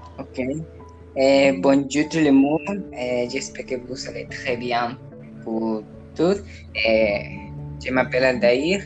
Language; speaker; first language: French; non-native, learner; Spanish